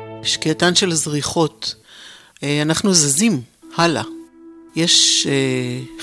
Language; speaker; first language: Hebrew; native; Hebrew